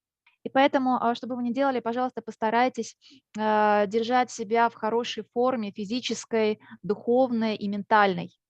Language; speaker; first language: Russian; native; Russian